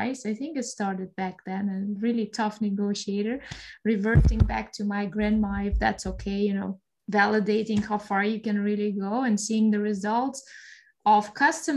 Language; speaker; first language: English; non-native, fluent; Russian